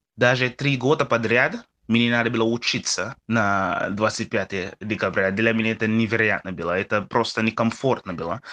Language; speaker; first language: Russian; non-native, fluent; English